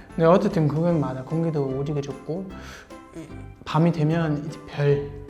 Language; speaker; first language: Korean; non-native, fluent; German